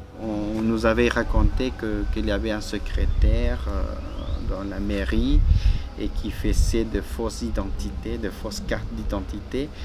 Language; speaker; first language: French; non-native, fluent; Spanish